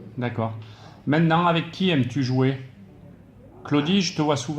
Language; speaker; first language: French; native; French